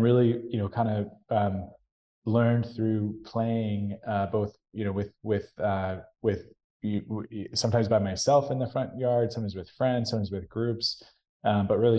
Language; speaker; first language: English; native; English